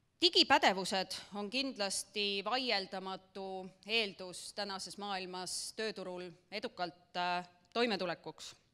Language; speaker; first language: Estonian; native; Estonian